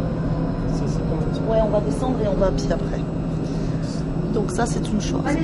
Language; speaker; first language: French; native; French